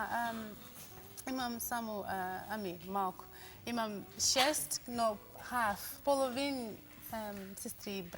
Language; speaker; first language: Bulgarian; non-native, learner; English